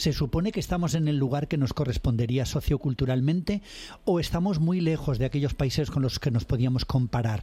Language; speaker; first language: Spanish; native; Spanish